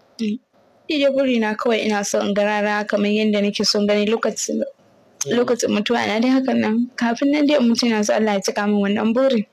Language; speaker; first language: Hausa; non-native, local second language; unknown